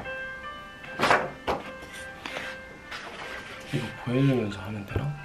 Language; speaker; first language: Korean; non-native, fluent; Japanese